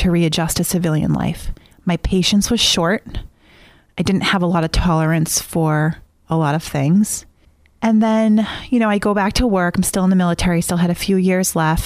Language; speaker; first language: English; native; English